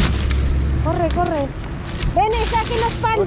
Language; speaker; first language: Spanish; non-native, learner; Filipino